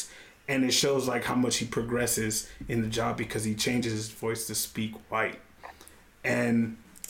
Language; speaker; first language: English; native; English